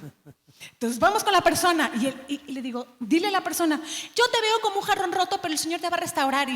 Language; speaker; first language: Spanish; native; Spanish